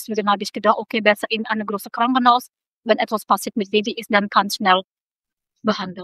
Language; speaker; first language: German; non-native, local second language; Indonesian